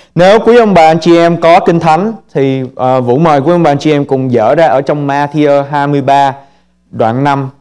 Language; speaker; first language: Vietnamese; early bilingual, heritage; Vietnamese